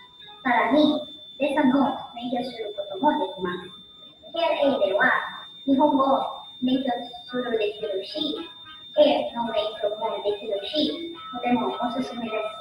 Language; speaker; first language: Japanese; non-native, learner; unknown